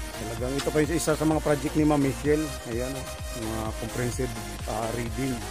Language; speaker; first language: Filipino; non-native, local second language; Bikol